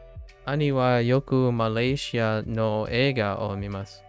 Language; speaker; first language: Japanese; non-native, learner; English